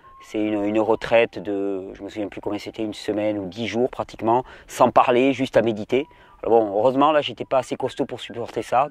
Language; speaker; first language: French; native; French